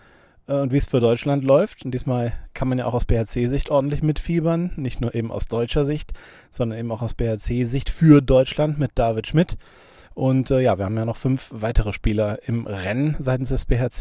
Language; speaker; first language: German; native; German